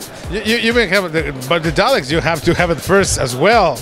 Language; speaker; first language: English; non-native, learner; Spanish